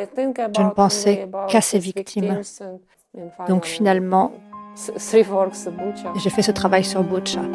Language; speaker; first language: French; non-native, fluent; Ukrainian